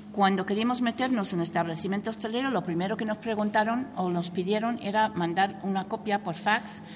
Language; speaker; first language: Spanish; non-native, fluent; English